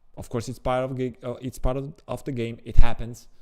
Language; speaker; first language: English; non-native, fluent; Italian